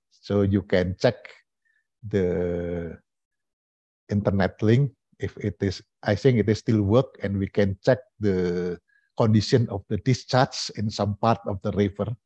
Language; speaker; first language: English; non-native, fluent; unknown